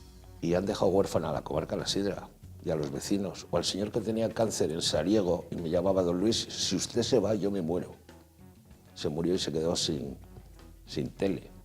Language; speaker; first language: Spanish; native; Spanish